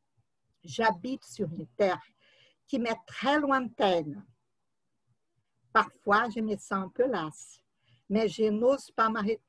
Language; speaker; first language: French; non-native, fluent; Portuguese